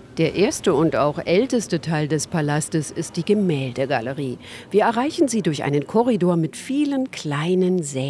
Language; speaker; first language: German; native; German